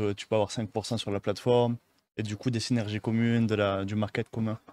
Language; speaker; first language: French; native; French